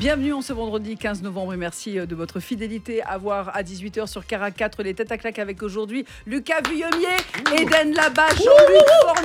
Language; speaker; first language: French; native; French